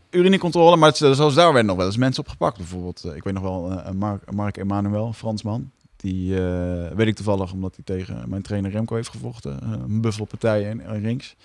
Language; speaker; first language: Dutch; native; Dutch